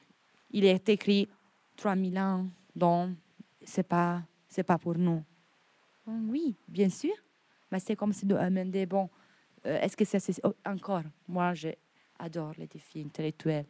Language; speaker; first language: French; non-native, fluent; Italian